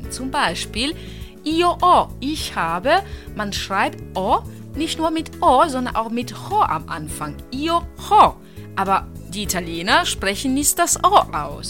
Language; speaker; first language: German; non-native, fluent; Italian